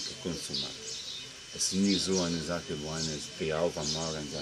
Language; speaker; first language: German; non-native, learner; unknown